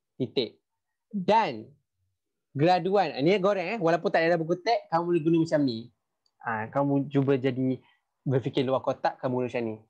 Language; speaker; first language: Malay; native; Malay